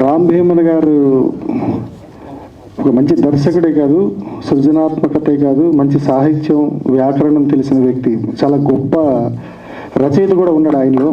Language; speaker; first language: Telugu; native; Telugu